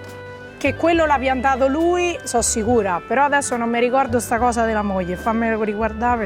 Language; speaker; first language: Italian; native; Italian